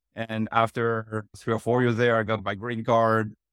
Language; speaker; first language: English; non-native, fluent; French